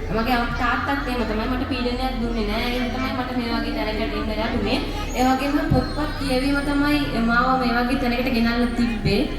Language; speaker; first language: Sinhala; non-native, local second language; Tamil